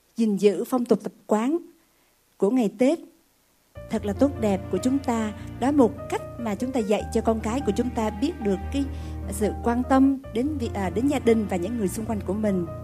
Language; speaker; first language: Vietnamese; native; Vietnamese